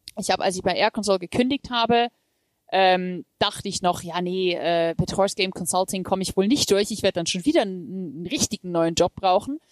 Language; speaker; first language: German; native; German